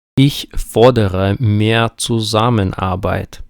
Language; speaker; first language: German; non-native, fluent; Ukrainian